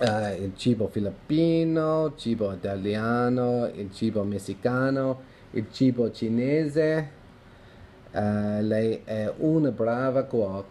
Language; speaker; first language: Italian; non-native, learner; English